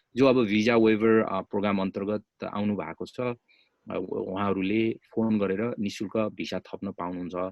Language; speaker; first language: Nepali; native; Nepali